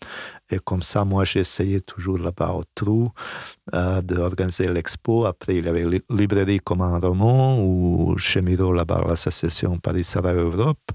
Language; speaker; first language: French; non-native, fluent; Bosnian